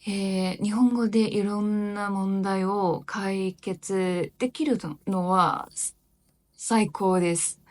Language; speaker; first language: Japanese; non-native, learner; Chinese